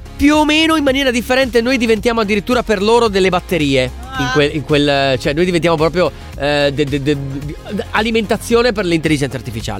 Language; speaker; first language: Italian; native; Italian